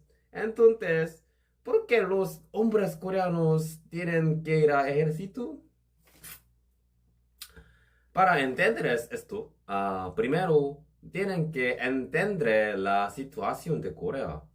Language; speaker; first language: Spanish; non-native, learner; Korean